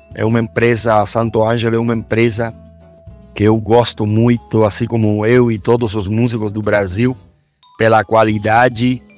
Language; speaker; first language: Portuguese; non-native, fluent; Spanish